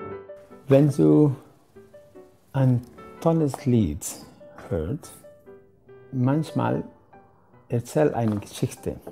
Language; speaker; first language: German; non-native, fluent; Spanish